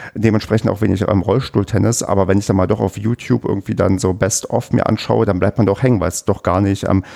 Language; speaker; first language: German; native; German